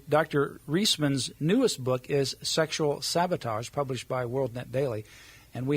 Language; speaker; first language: English; native; English